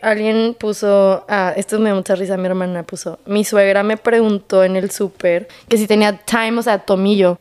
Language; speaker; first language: Spanish; native; Spanish